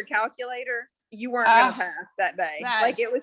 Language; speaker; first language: English; native; English